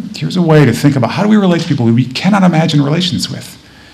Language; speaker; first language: English; native; English